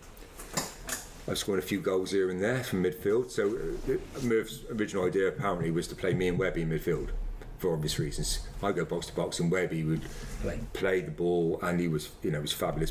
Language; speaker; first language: English; native; English